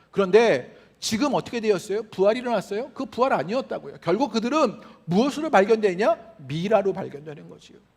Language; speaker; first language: Korean; native; Korean